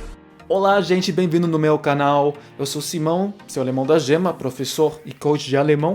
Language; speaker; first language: Portuguese; non-native, fluent; German